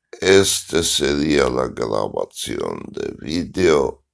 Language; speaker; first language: Spanish; non-native, learner; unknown